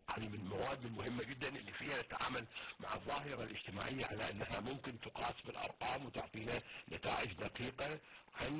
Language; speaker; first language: Arabic; native; Arabic